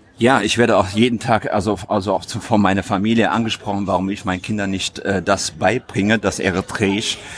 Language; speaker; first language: German; early bilingual, other home language; Tigrinya